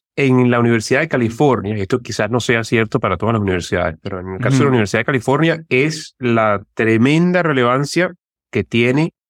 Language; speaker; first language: Spanish; native; Spanish